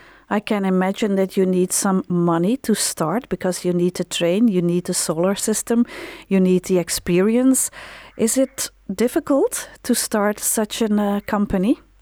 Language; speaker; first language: English; non-native, fluent; Dutch